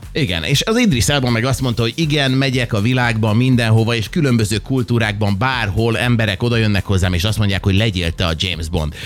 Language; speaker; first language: Hungarian; native; Hungarian